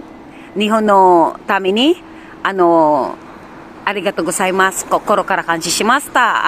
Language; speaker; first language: Japanese; non-native, learner; Filipino